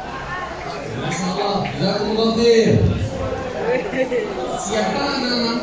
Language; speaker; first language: Indonesian; non-native, learner; Arabic